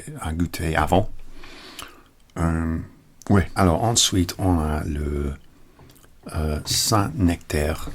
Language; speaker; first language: French; non-native, learner; English